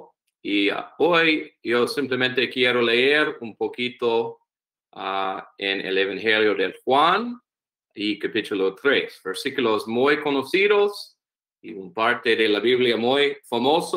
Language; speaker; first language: Spanish; non-native, learner; English